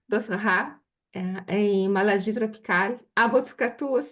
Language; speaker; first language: French; non-native, learner; Portuguese